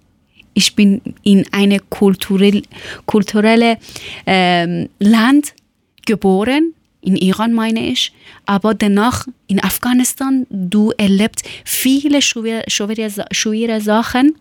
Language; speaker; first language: German; non-native, learner; Persian